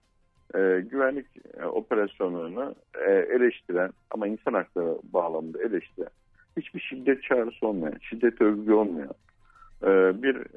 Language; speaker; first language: Turkish; native; Turkish